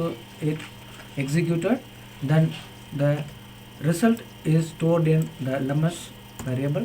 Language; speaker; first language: English; non-native, local second language; Tamil